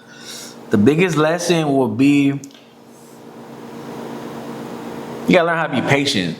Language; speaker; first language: English; native; English